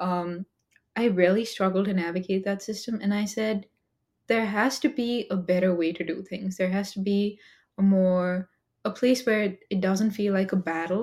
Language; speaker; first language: English; non-native, local second language; Hindi